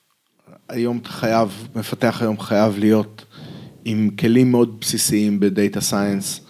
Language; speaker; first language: Hebrew; native; Hebrew